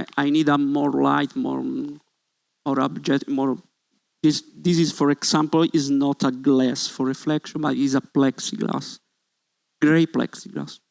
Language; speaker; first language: English; non-native, learner; Italian